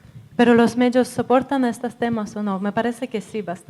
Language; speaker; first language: Spanish; non-native, fluent; Russian